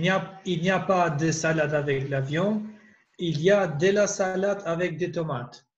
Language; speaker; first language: French; non-native, learner; Albanian